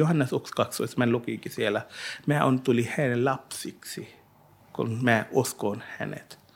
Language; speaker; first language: Finnish; non-native, learner; Hindi